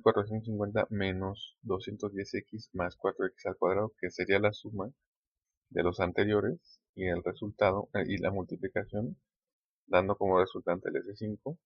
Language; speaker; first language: Spanish; native; Spanish